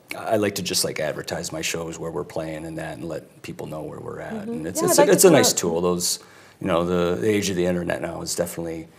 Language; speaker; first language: English; native; English